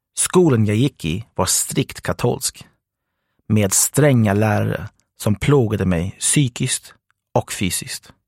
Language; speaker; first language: Swedish; non-native, fluent; English